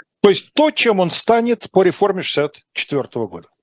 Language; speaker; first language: Russian; native; Russian